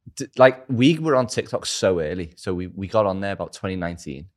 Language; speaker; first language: English; native; English